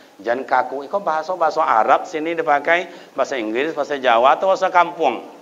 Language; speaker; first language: Malay; non-native, local second language; Minangkabau